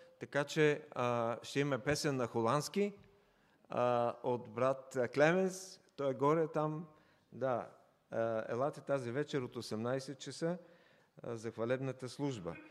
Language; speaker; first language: Bulgarian; native; Bulgarian